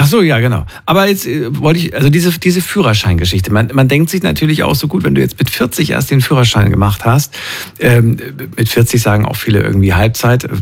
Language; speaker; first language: German; native; German